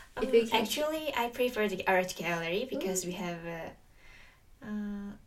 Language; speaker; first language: English; non-native, learner; Korean